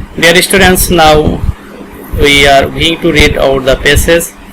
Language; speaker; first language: English; non-native, local second language; Bangla